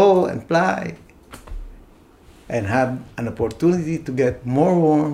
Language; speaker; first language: English; non-native, local second language; Filipino